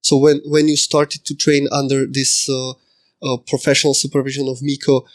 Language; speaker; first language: English; non-native, fluent; Slovak